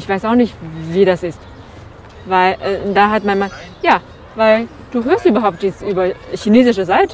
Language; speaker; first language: German; non-native, learner; Chinese